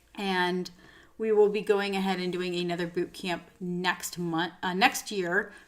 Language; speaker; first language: English; native; English